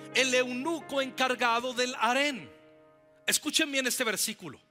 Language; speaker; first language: Spanish; native; Spanish